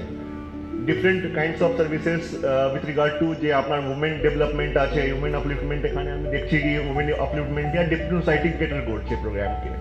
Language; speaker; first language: Bangla; non-native, local second language; Hindi